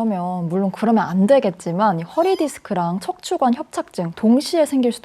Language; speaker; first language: Korean; native; Korean